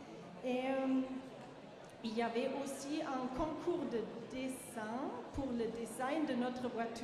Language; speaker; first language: French; non-native, fluent; German